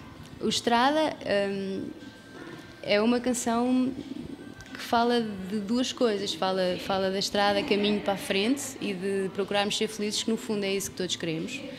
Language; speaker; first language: Portuguese; native; Portuguese